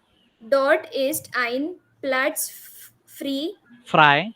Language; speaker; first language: German; non-native, learner; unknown